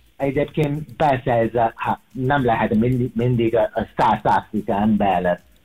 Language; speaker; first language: Hungarian; non-native, learner; Chinese